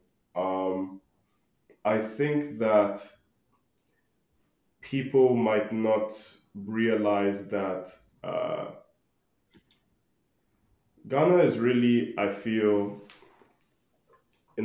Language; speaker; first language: English; non-native, local second language; Akan